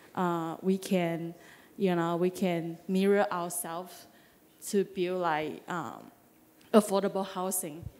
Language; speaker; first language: English; non-native, fluent; Chinese